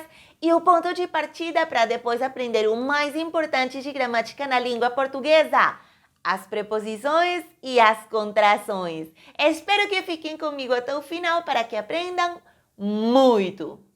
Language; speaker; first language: Portuguese; non-native, fluent; Spanish